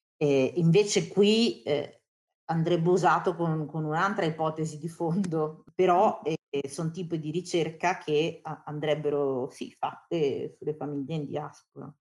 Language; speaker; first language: Italian; early bilingual, other home language; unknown